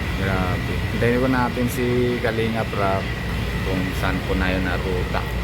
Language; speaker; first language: Filipino; non-native, local second language; Bikol